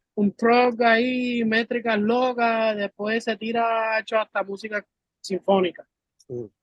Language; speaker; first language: Spanish; early bilingual, heritage; Spanish